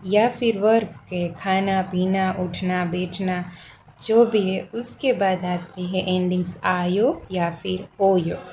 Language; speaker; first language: Hindi; native; Hindi